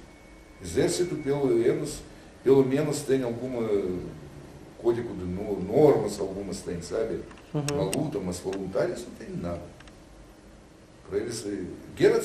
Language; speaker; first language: Portuguese; non-native, learner; Russian